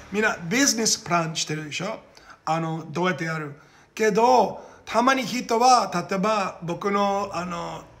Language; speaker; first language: Japanese; non-native, learner; Portuguese